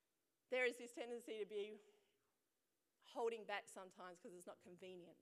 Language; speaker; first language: English; native; English